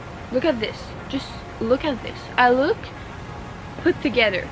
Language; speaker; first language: English; non-native, learner; French